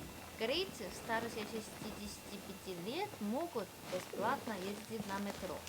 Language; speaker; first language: Russian; non-native, fluent; Korean